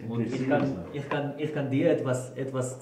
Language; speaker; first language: German; non-native, learner; Hebrew